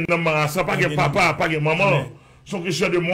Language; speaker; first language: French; non-native, local second language; Haitian Creole